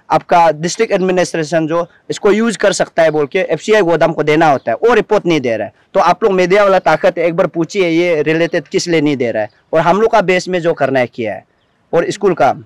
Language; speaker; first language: Hindi; non-native, local second language; Nyishi